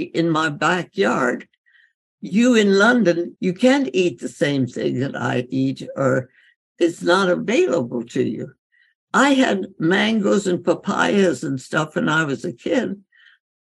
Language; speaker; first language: English; native; English